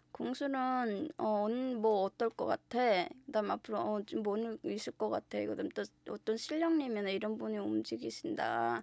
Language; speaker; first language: Korean; native; Korean